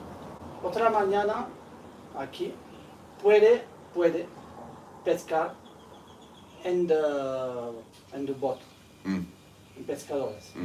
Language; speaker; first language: Spanish; non-native, learner; French